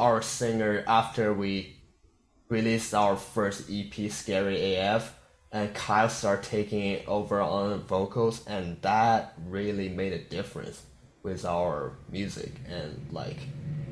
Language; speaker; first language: English; non-native, fluent; Korean